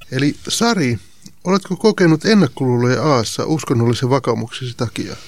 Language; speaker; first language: Finnish; native; Finnish